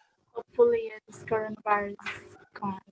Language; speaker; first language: English; non-native, learner; Indonesian